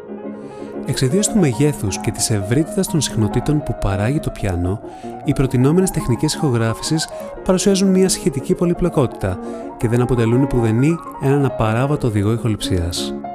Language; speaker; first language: Greek; native; Greek